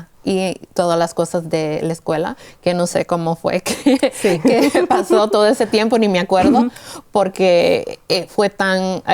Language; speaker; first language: Spanish; early bilingual, heritage; Spanish